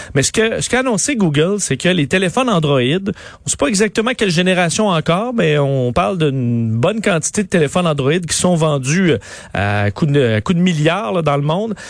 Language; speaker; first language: French; native; French